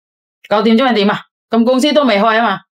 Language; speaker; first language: Cantonese; non-native, local second language; Javanese